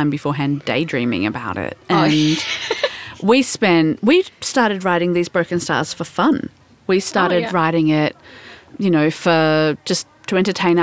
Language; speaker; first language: English; native; English